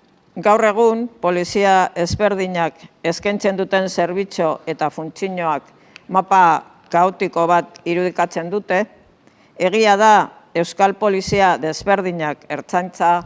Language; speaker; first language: Basque; native; Basque